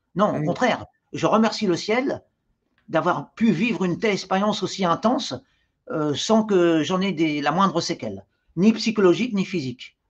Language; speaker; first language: French; native; French